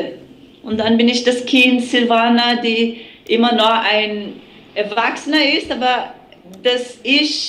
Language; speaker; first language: German; non-native, fluent; Portuguese